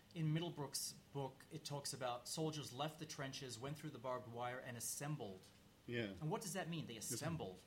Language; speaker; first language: English; native; English